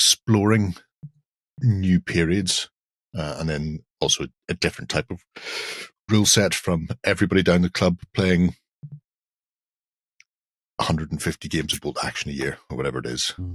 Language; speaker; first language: English; native; English